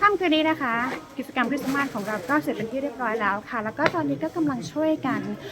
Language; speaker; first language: Thai; non-native, local second language; S'gaw Karen